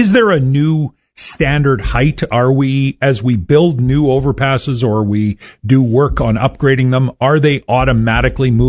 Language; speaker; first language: English; native; English